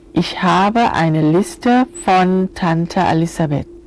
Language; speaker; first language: German; non-native, fluent; Thai